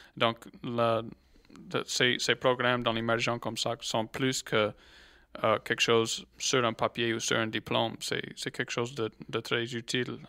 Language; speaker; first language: French; non-native, local second language; English